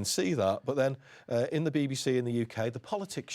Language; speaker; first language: English; native; English